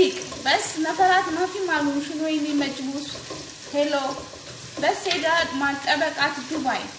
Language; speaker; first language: Arabic; non-native, learner; Amharic